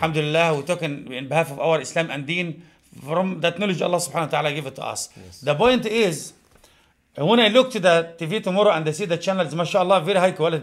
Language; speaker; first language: English; non-native, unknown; Arabic